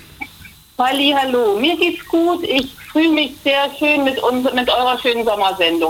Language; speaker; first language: German; native; German